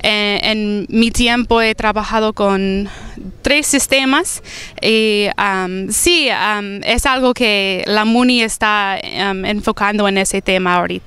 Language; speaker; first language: Spanish; non-native, fluent; English